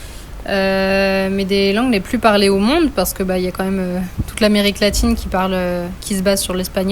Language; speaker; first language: French; native; French